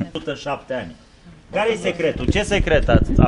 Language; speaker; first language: Romanian; native; Romanian